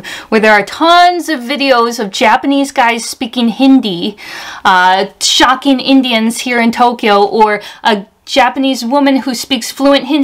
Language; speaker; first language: English; native; English